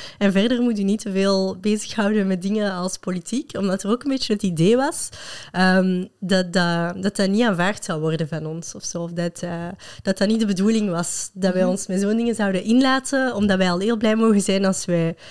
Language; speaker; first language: Dutch; non-native, local second language; French